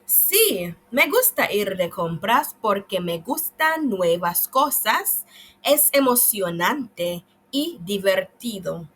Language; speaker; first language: Spanish; non-native, learner; English